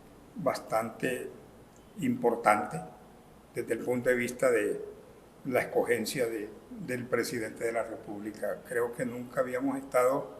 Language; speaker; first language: Spanish; native; Spanish